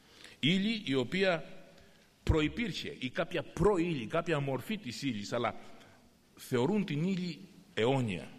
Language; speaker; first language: Greek; native; Greek